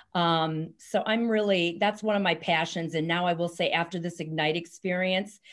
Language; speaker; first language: English; native; English